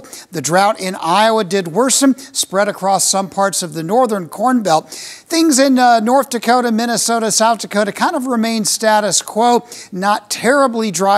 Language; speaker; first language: English; native; English